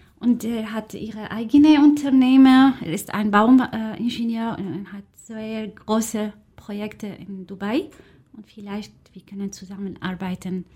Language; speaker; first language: German; non-native, learner; Arabic